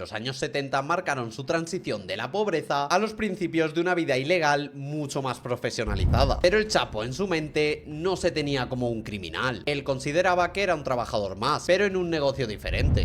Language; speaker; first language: Spanish; native; Spanish